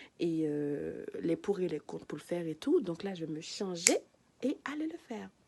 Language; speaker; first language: French; native; French